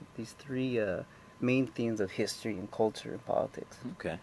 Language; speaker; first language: English; native; English